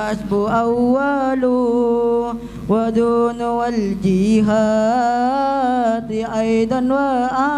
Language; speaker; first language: Arabic; non-native, learner; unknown